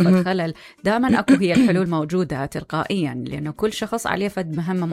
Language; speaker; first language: Arabic; native; Arabic